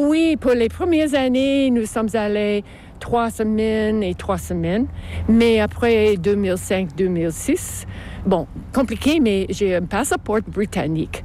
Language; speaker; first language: French; non-native, local second language; English